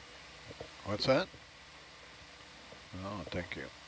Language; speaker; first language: English; native; English